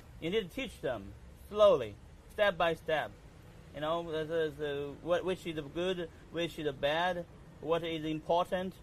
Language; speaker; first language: English; non-native, learner; Chinese